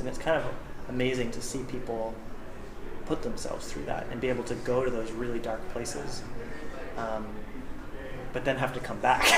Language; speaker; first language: English; native; English